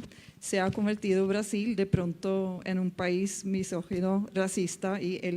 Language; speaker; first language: Spanish; non-native, fluent; Norwegian